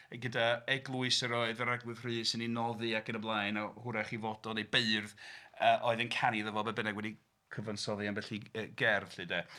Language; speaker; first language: Welsh; native; Welsh